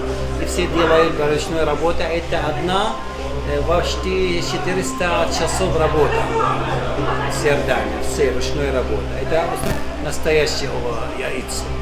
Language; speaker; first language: Russian; non-native, learner; Arabic